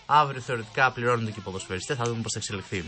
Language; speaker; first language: Greek; native; Greek